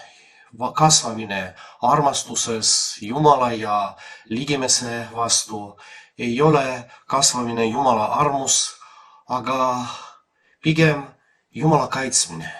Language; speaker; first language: Estonian; non-native, fluent; Polish